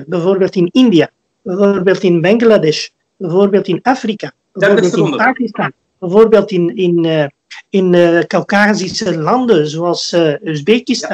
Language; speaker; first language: Dutch; early bilingual, other home language; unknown